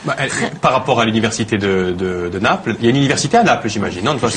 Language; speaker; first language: French; native; French